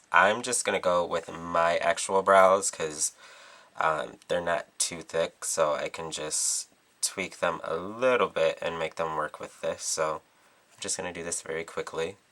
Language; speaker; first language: English; native; English